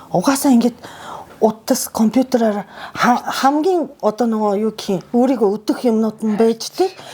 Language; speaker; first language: Mongolian; non-native, fluent; Japanese